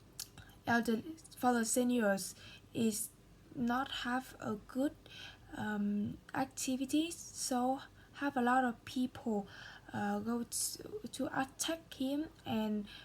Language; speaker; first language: English; non-native, learner; Vietnamese